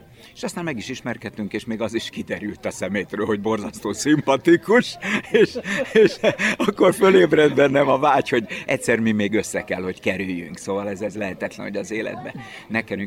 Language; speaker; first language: Hungarian; native; Hungarian